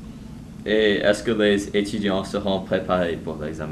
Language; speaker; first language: French; non-native, fluent; English